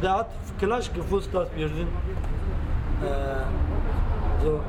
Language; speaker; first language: German; non-native, learner; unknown